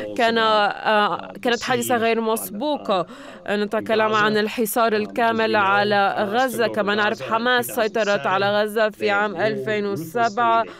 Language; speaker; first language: Arabic; non-native, fluent; English